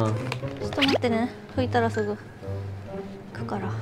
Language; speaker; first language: Japanese; native; Japanese